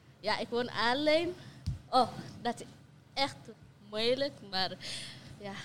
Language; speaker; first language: Dutch; non-native, learner; Tigrinya